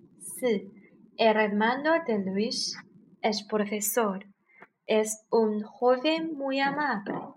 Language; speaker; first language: Spanish; non-native, learner; Chinese